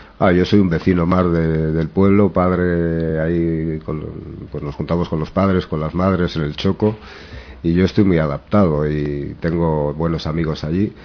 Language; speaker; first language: Spanish; native; Spanish